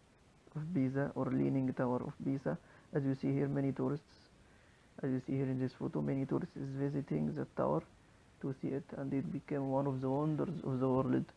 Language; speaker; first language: English; non-native, local second language; Arabic